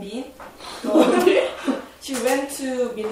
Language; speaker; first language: English; non-native, learner; Korean